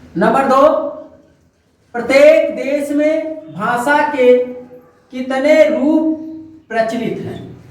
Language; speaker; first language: Hindi; native; Hindi